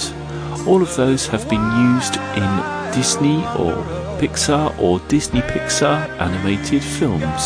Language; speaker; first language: English; native; English